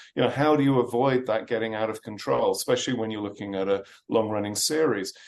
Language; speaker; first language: English; native; English